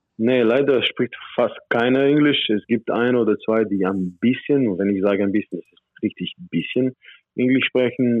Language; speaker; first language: German; non-native, fluent; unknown